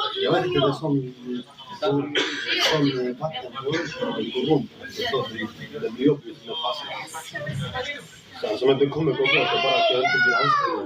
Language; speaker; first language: Swedish; non-native, local second language; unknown